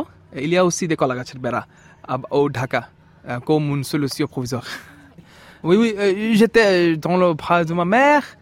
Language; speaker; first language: French; non-native, fluent; Bangla